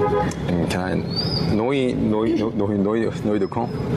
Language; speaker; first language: Vietnamese; non-native, learner; Korean